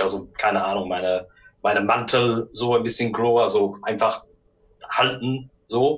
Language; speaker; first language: German; non-native, learner; English